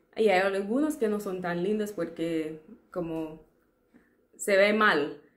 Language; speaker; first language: Spanish; non-native, fluent; English